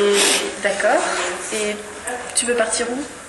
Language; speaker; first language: French; non-native, fluent; English